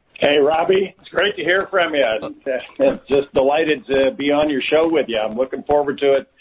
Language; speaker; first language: English; native; English